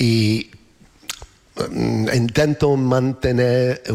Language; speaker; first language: Spanish; non-native, learner; English